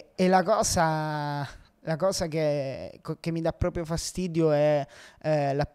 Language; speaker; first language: Italian; native; Italian